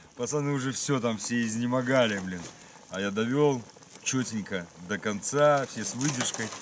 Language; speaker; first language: Russian; native; Russian